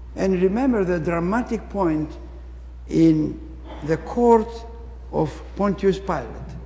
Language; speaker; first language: English; non-native, fluent; Greek